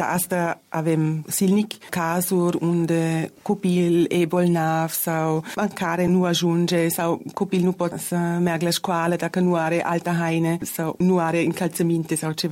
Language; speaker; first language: Romanian; non-native, learner; German